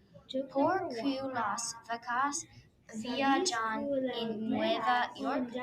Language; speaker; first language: Spanish; non-native, learner; English